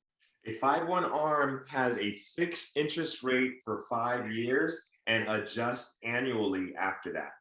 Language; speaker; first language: English; native; English